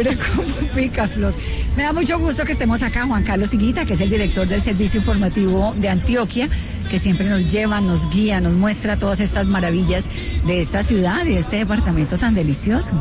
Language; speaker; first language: Spanish; native; Spanish